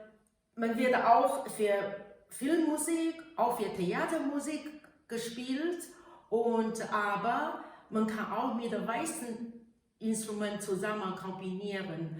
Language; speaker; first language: German; non-native, learner; Chinese